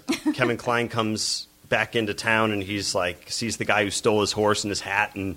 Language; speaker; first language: English; native; English